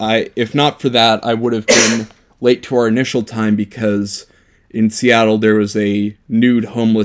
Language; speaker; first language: English; native; English